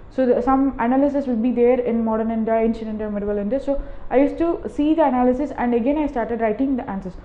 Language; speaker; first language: English; non-native, local second language; Tamil